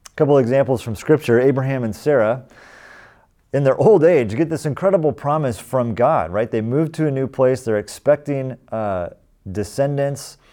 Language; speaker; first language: English; native; English